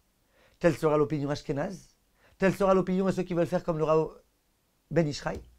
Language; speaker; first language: French; native; French